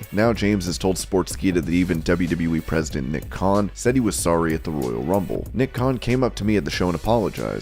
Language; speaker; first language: English; native; English